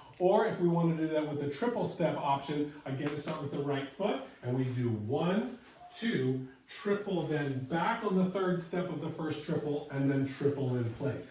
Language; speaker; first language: English; native; English